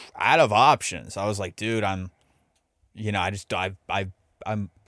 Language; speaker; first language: English; native; English